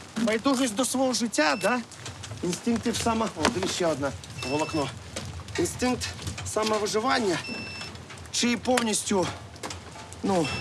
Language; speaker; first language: Ukrainian; native; Ukrainian